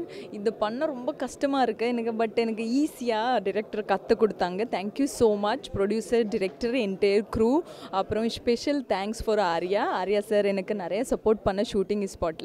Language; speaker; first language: Tamil; non-native, learner; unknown